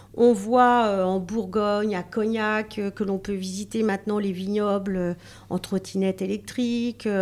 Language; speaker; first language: French; native; French